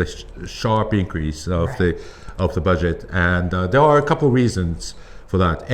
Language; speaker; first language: English; non-native, fluent; Japanese